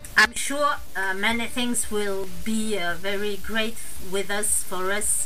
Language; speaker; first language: English; non-native, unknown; French